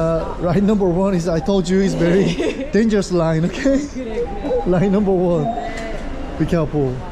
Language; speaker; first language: English; non-native, learner; Korean